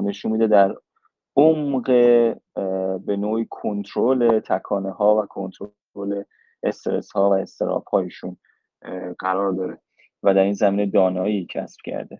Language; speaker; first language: Persian; native; Persian